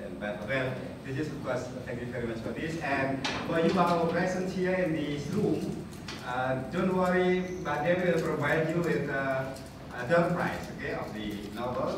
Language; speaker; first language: English; non-native, fluent; Indonesian